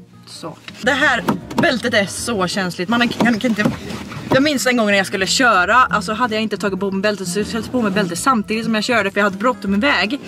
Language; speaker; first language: Swedish; native; Swedish